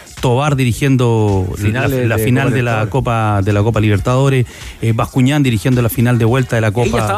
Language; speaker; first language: Spanish; native; Spanish